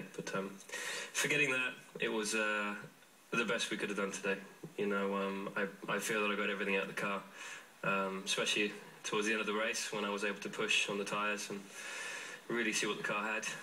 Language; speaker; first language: English; native; English